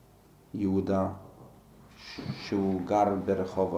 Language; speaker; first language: Hebrew; non-native, fluent; Slovak